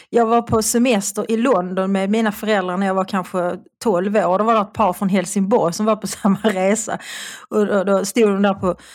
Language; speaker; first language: Swedish; native; Swedish